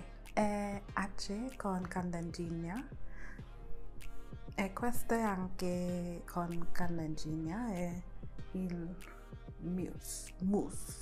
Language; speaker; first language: Italian; non-native, learner; English